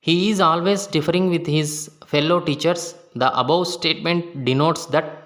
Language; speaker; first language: English; non-native, local second language; Telugu